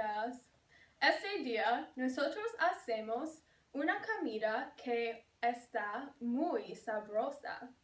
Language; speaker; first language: Spanish; non-native, learner; English